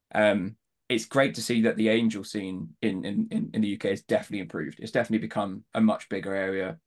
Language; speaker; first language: English; native; English